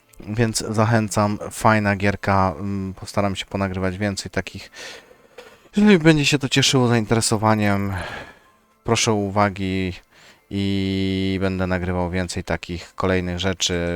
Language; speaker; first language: Polish; native; Polish